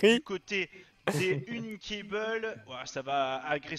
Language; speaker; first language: French; native; French